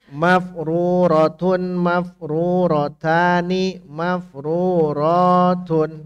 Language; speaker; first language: Arabic; non-native, fluent; Indonesian